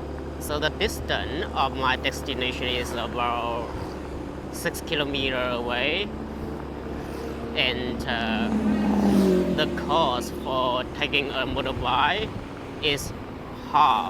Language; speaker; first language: English; non-native, fluent; Chinese